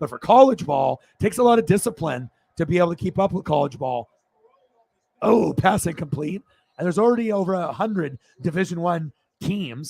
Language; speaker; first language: English; native; English